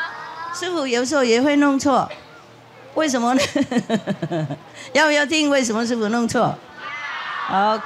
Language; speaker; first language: Chinese; non-native, fluent; Vietnamese